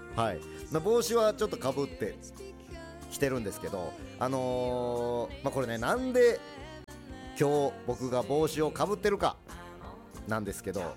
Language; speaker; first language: Japanese; early bilingual, other home language; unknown